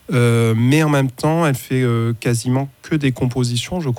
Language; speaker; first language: French; native; French